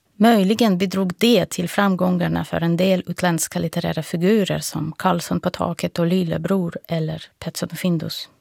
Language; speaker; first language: Swedish; non-native, fluent; Russian